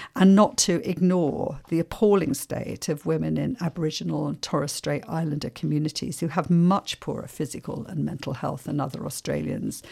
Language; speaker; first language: English; native; English